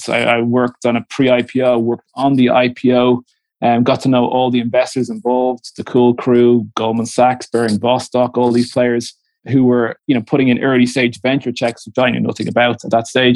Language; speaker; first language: English; native; English